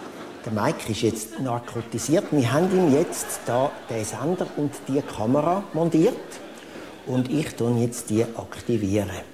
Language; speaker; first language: German; native; German